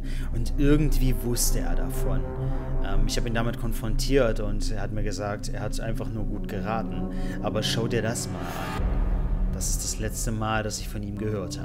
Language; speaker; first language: German; native; German